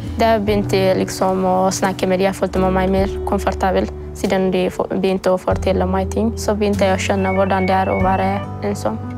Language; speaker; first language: Norwegian; non-native, learner; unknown